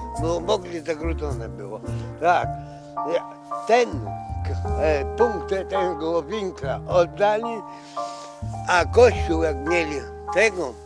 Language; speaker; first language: Polish; non-native, local second language; Ukrainian